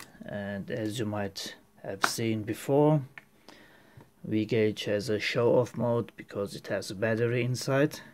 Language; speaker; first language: English; non-native, fluent; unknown